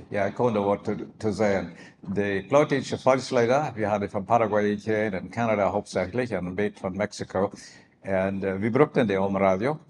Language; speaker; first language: German; non-native, learner; Plautdietsch